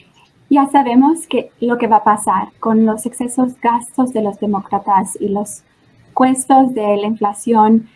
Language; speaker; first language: Spanish; early bilingual, heritage; Spanish